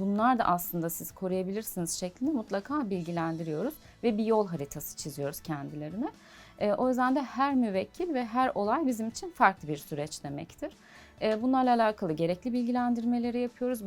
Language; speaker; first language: Turkish; native; Turkish